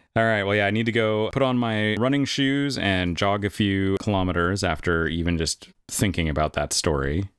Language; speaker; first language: English; native; English